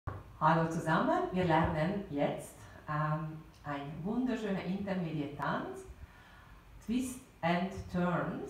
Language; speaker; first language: German; non-native, fluent; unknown